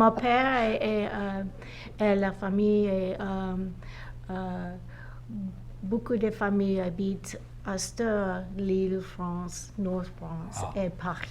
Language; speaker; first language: French; non-native, learner; English